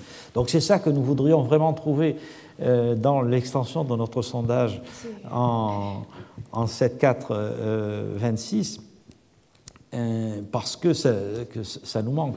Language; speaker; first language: French; native; French